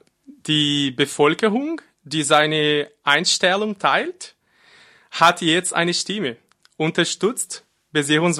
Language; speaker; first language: German; non-native, fluent; Portuguese